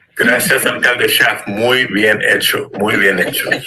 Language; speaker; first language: Spanish; early bilingual, other home language; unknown